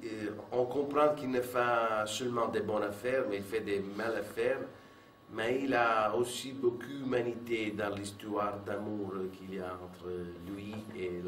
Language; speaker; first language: French; non-native, fluent; Italian